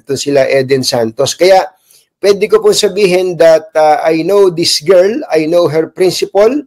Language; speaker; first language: Filipino; native; Filipino